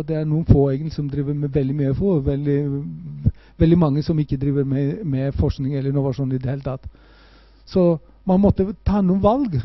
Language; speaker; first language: Norwegian; non-native, fluent; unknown